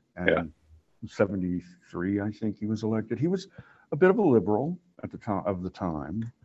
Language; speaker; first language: English; native; English